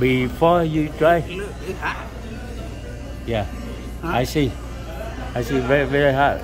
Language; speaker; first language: English; non-native, learner; Vietnamese